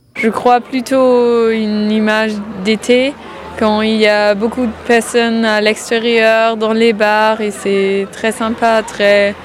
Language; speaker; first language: French; non-native, fluent; German